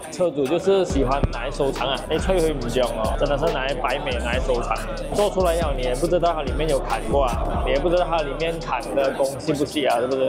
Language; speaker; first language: Chinese; native; Chinese